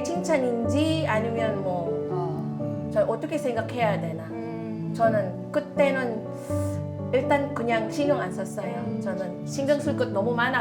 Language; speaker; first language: Korean; non-native, fluent; Filipino